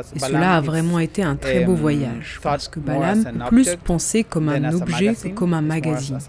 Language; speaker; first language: French; non-native, fluent; Spanish